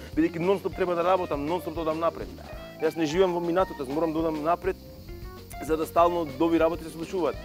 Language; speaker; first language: Macedonian; native; Macedonian